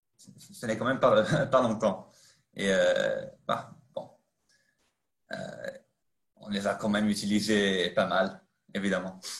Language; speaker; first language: French; non-native, fluent; Italian